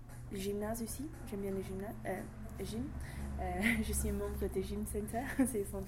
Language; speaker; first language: French; non-native, learner; English